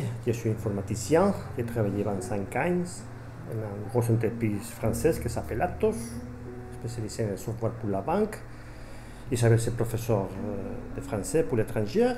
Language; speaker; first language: French; non-native, fluent; Spanish